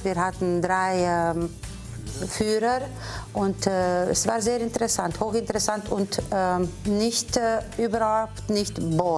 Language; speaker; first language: German; non-native, fluent; Romanian